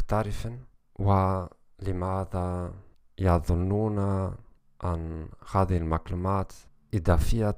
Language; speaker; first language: Arabic; non-native, learner; German